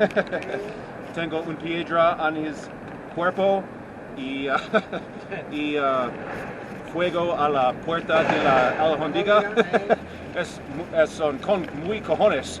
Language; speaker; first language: Spanish; non-native, learner; English